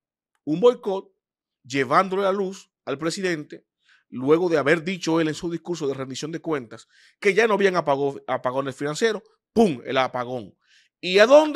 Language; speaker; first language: Spanish; native; Spanish